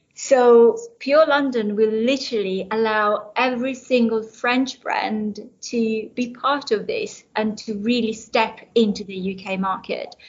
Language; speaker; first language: English; non-native, fluent; Italian